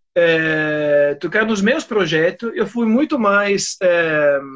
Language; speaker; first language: Portuguese; non-native, fluent; Italian